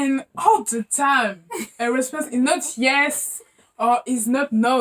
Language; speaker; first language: English; non-native, learner; French